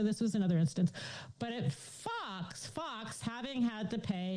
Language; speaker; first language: English; native; English